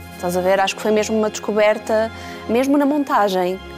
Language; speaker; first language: Portuguese; native; Portuguese